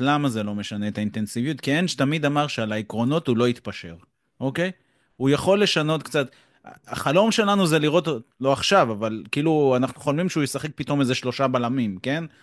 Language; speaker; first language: Hebrew; native; Hebrew